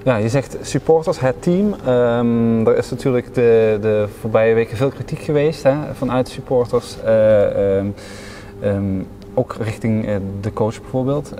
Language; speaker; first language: Dutch; native; Dutch